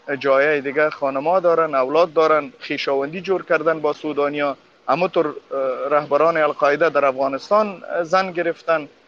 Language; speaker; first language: Persian; non-native, local second language; Pashto